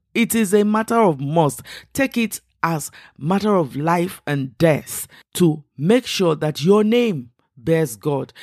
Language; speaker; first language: English; non-native, local second language; Igbo